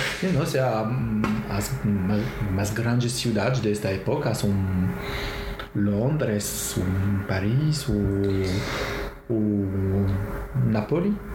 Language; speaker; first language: Portuguese; non-native, learner; French